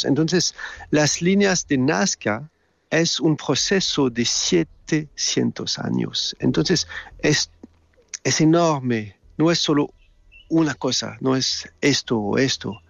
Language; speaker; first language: Spanish; non-native, fluent; French